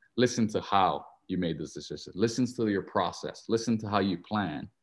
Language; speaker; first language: English; native; English